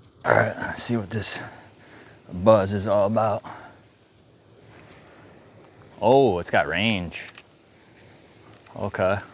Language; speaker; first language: English; native; English